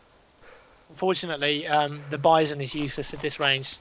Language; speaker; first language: English; native; English